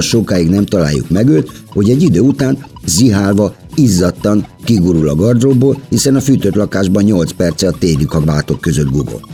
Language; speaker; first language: Hungarian; native; Hungarian